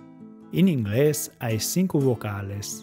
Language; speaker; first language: Spanish; non-native, fluent; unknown